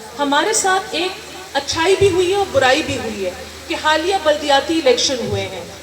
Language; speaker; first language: Urdu; non-native, local second language; Northern Hindko